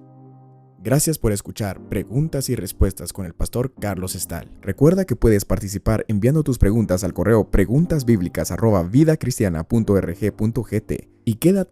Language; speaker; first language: Spanish; native; Spanish